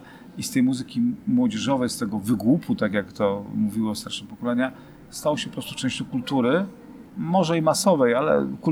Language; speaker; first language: Polish; native; Polish